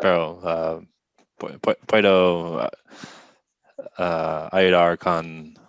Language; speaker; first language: Spanish; non-native, learner; English